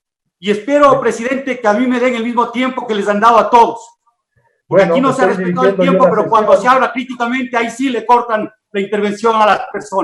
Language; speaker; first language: Spanish; native; Spanish